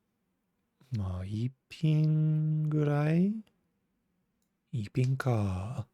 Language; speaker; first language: Japanese; non-native, fluent; English